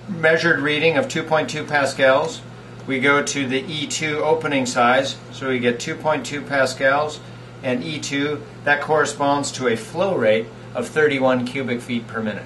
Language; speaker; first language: English; native; English